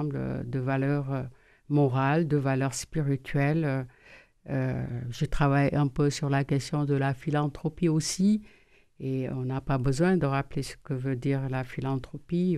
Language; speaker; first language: French; non-native, local second language; Wolof